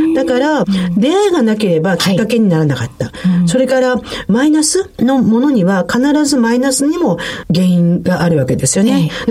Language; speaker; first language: Japanese; native; Japanese